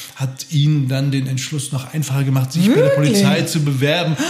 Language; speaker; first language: German; native; German